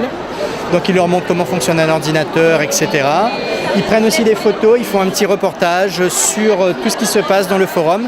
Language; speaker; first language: French; native; French